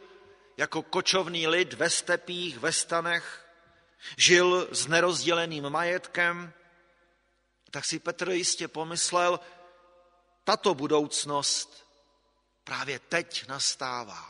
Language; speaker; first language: Czech; native; Czech